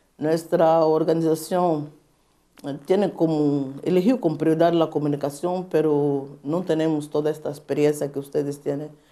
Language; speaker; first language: Spanish; non-native, fluent; Portuguese